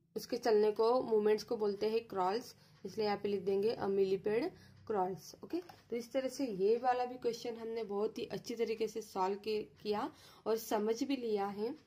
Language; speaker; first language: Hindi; non-native, local second language; Marathi